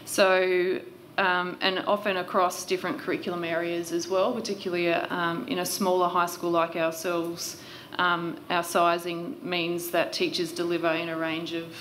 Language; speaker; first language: English; native; English